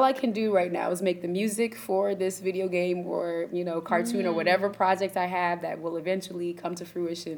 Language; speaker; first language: English; native; English